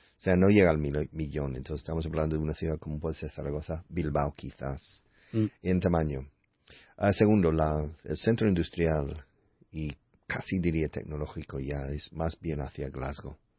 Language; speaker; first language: Spanish; non-native, fluent; English